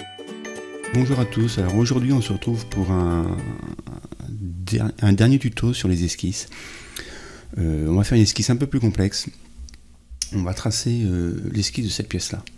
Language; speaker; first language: French; native; French